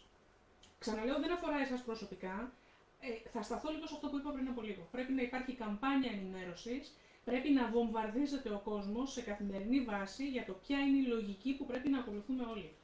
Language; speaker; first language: Greek; native; Greek